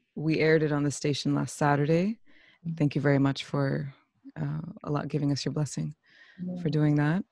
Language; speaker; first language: English; native; English